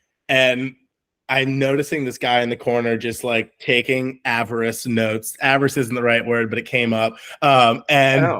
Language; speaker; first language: English; native; English